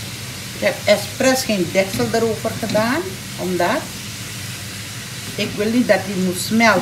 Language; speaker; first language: Dutch; non-native, local second language; Caribbean Hindustani